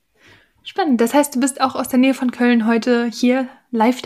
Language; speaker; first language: German; native; German